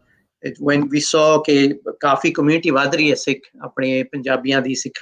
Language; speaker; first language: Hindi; non-native, local second language; Punjabi